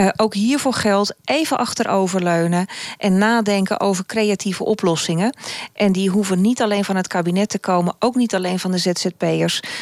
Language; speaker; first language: Dutch; native; Dutch